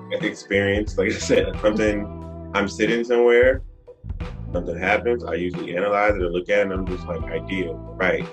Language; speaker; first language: English; native; English